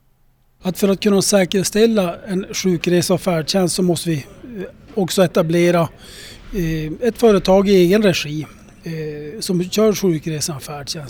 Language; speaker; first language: Swedish; native; Swedish